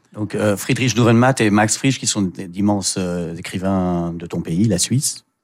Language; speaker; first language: French; native; French